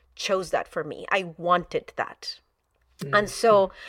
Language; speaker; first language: English; non-native, fluent; Spanish